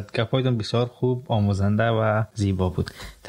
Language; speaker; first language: Persian; native; Persian